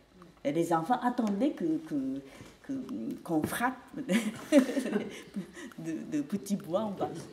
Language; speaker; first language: French; non-native, fluent; Japanese